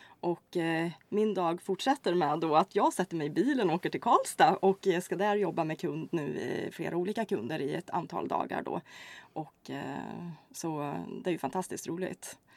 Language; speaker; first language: Swedish; native; Swedish